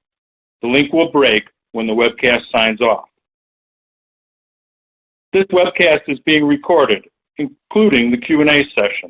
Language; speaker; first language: English; native; English